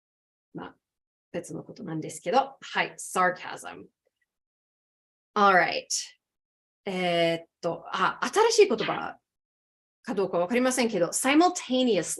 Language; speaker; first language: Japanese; non-native, fluent; English